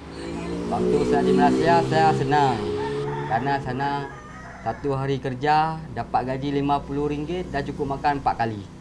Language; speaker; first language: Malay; non-native, local second language; Achinese